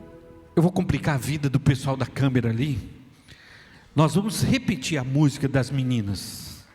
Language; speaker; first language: Portuguese; native; Portuguese